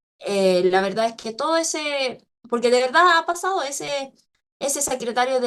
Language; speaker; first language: Spanish; non-native, fluent; Korean